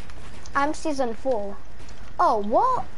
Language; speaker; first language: English; non-native, learner; Portuguese